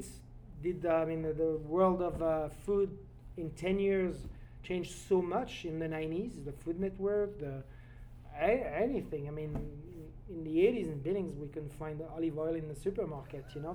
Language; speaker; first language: English; non-native, fluent; French